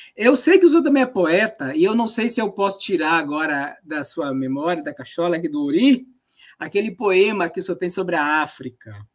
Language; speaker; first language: Portuguese; native; Portuguese